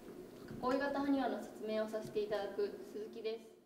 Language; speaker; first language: Japanese; native; Japanese